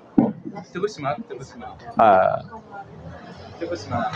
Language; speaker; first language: Arabic; native; Arabic